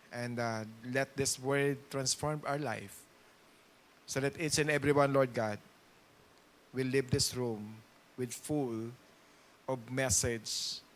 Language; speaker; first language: English; non-native, local second language; Filipino